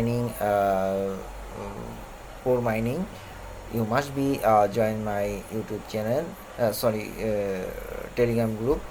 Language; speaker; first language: English; non-native, learner; Bangla